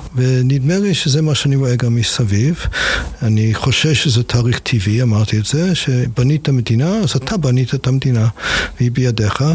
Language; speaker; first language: Hebrew; non-native, fluent; English